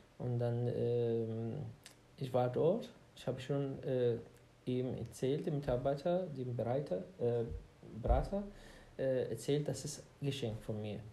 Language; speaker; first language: German; non-native, learner; Arabic